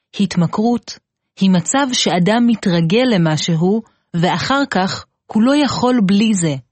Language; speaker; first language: Hebrew; native; Hebrew